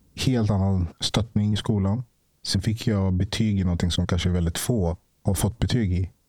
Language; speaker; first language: Swedish; early bilingual, other home language; Ganda